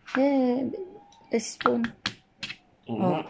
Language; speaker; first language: English; non-native, learner; Filipino